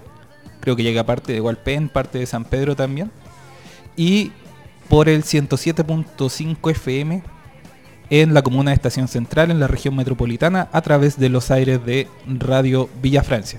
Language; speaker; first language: Spanish; native; Spanish